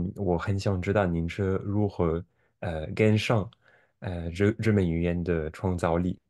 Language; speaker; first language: Chinese; non-native, fluent; French